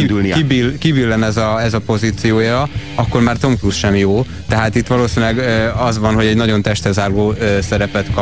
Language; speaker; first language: Hungarian; native; Hungarian